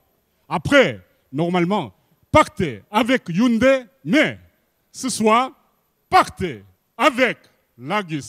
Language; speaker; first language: French; non-native, learner; Korean